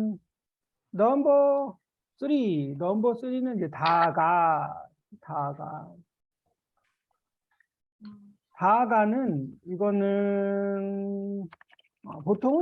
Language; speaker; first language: Korean; native; Korean